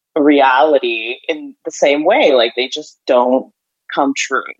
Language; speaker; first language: English; early bilingual, other home language; Ukrainian